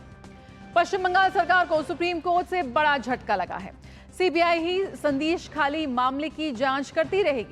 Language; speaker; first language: Hindi; native; Hindi